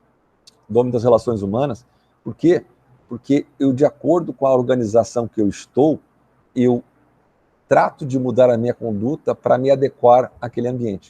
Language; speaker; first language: Portuguese; native; Portuguese